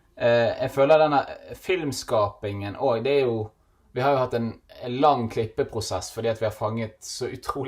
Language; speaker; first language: Norwegian; native; Norwegian